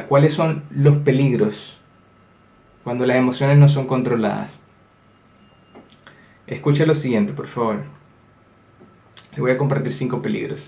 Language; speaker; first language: Spanish; native; Spanish